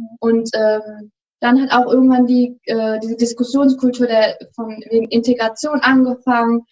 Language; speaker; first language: German; early bilingual, other home language; Turkish